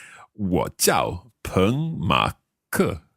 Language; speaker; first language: Chinese; non-native, learner; English